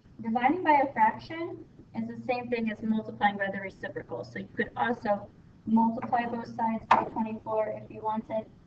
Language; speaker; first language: English; native; English